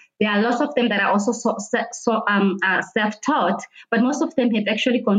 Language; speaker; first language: English; non-native, local second language; Xhosa